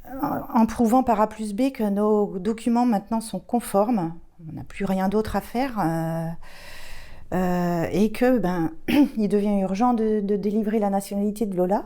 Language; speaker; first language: French; native; French